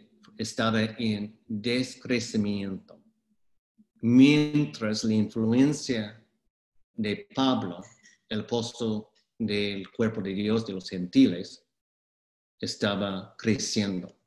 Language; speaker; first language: Spanish; non-native, fluent; English